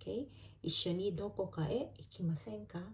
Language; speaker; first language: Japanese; non-native, fluent; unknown